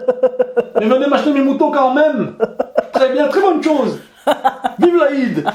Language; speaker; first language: French; native; French